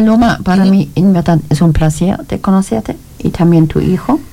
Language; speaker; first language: Spanish; non-native, learner; German